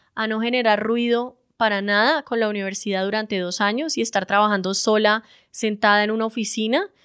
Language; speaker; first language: Spanish; native; Spanish